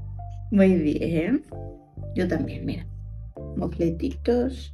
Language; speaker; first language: Spanish; native; Spanish